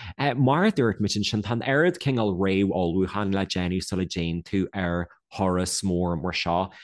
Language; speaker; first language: Irish; native; Irish